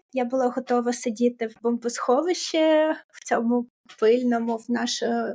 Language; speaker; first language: Ukrainian; non-native, local second language; Russian